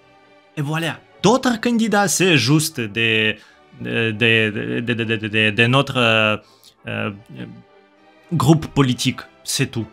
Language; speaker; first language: French; non-native, learner; Russian